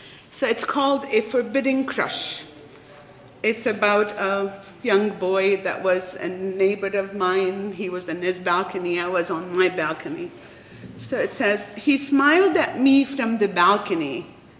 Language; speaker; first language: English; non-native, fluent; Arabic